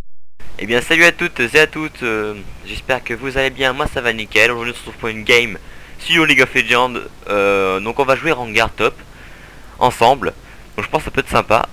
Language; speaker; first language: French; native; French